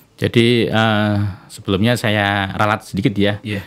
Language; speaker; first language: Indonesian; native; Indonesian